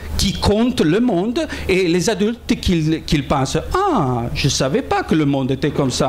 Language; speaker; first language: French; non-native, fluent; Italian